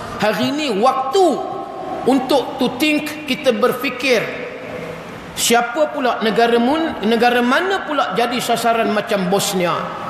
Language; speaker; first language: Malay; native; Malay